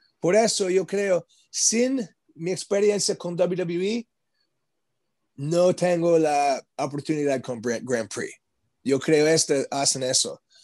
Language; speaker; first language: Spanish; non-native, learner; English